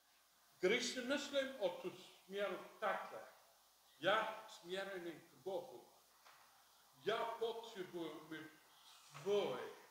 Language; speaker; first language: Czech; non-native, learner; English